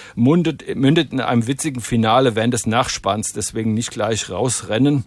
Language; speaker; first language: German; native; German